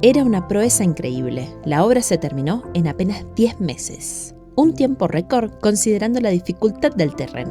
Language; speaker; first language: Spanish; native; Spanish